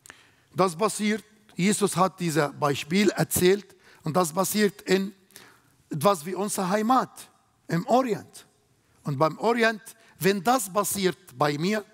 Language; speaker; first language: German; non-native, fluent; Arabic